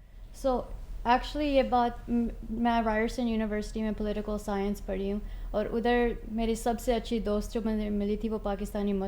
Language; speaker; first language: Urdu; early bilingual, heritage; Urdu